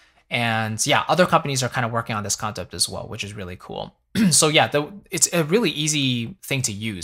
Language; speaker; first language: English; native; English